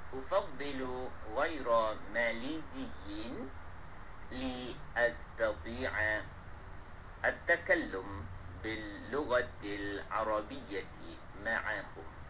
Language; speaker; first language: Arabic; non-native, fluent; Malay